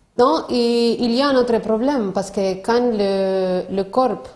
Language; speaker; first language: French; non-native, learner; Spanish